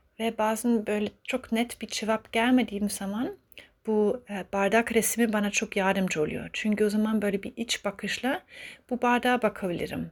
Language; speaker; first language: Turkish; early bilingual, heritage; Turkish